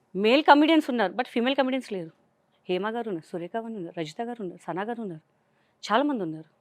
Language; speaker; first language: Telugu; non-native, local second language; Hindi